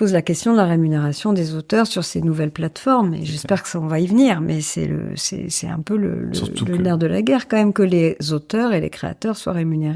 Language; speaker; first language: French; native; French